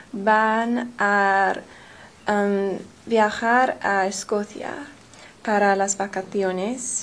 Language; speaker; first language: Spanish; non-native, learner; English